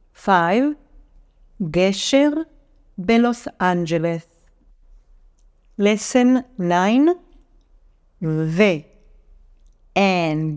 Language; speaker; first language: English; non-native, fluent; Hebrew